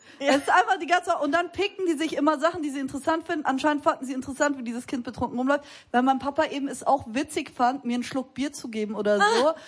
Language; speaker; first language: German; early bilingual, other home language; Kurdish